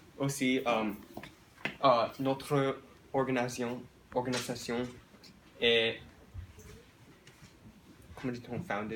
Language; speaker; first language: French; non-native, learner; English